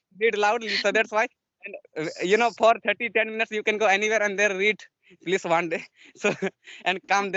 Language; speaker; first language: English; non-native, learner; Santali